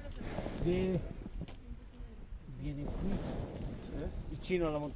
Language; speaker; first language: Italian; non-native, learner; Spanish